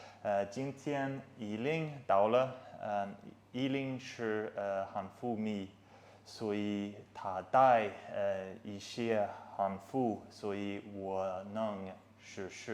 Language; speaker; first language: Chinese; non-native, fluent; English